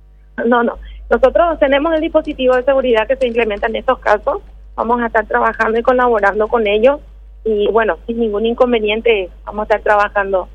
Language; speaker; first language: Spanish; native; Spanish